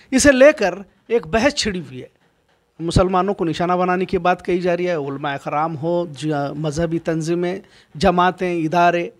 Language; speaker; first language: Hindi; non-native, local second language; Urdu